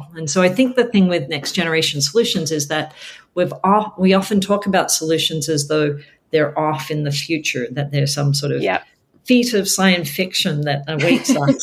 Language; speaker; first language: English; native; English